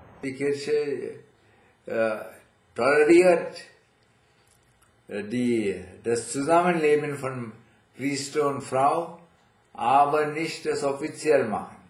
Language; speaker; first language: German; non-native, fluent; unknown